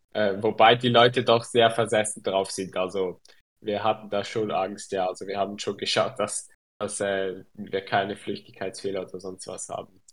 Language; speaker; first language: German; non-native, local second language; Romansh